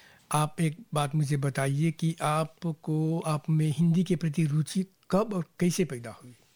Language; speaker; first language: Hindi; native; Hindi